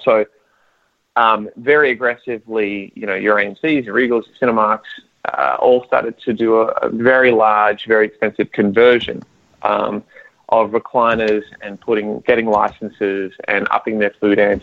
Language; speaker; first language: English; native; English